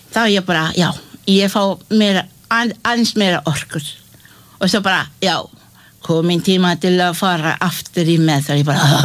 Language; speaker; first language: Icelandic; non-native, learner; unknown